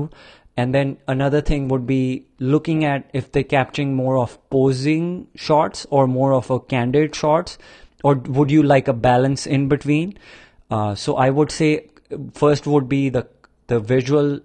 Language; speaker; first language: English; non-native, local second language; Punjabi